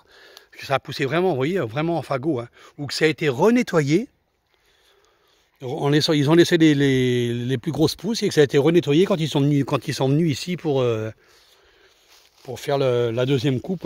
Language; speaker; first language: French; native; French